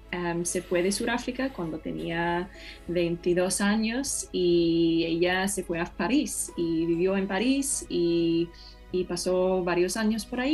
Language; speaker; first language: Spanish; non-native, fluent; English